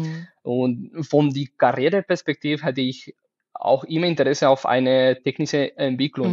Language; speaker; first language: German; non-native, learner; Spanish